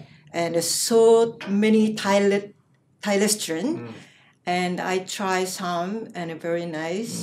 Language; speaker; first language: English; non-native, learner; Japanese